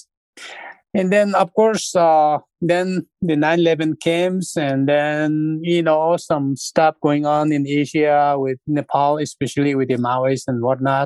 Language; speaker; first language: English; non-native, fluent; Sherpa